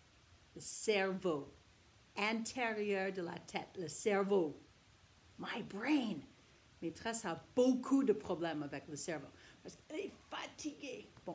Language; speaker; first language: French; non-native, fluent; English